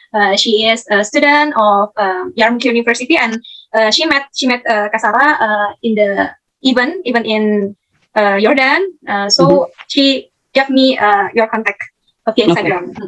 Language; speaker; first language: English; non-native, learner; Indonesian